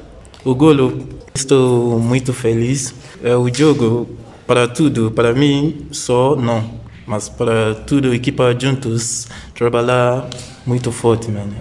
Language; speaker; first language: Portuguese; non-native, learner; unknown